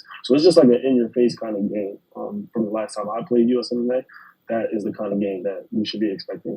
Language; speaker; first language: English; native; English